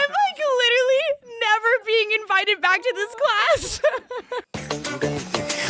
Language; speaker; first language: English; native; English